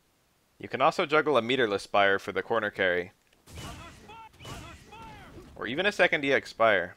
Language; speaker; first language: English; native; English